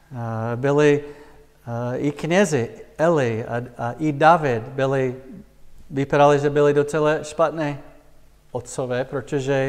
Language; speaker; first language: Czech; non-native, fluent; English